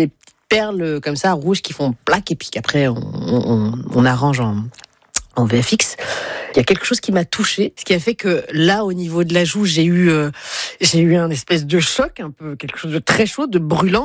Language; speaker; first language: French; native; French